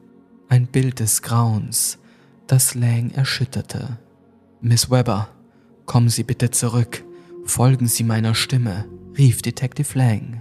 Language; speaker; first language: German; native; German